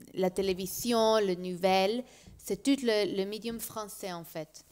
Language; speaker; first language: French; non-native, learner; Spanish